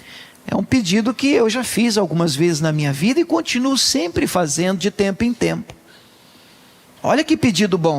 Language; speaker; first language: Portuguese; native; Portuguese